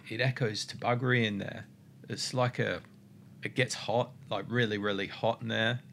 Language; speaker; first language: English; native; English